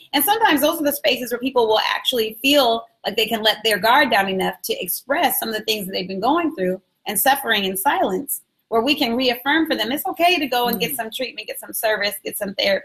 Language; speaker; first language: English; native; English